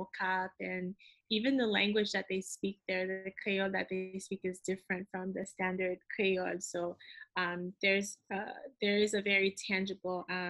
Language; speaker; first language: English; early bilingual, other home language; Haitian Creole